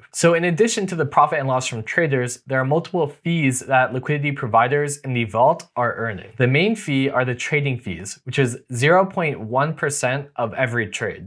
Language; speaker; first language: English; native; English